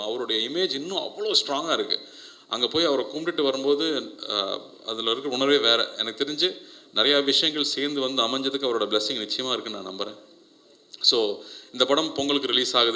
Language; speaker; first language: Tamil; native; Tamil